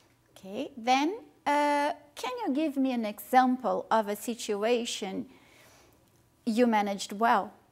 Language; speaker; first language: English; non-native, fluent; Portuguese